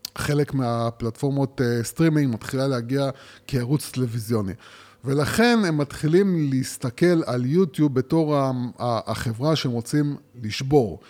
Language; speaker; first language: Hebrew; native; Hebrew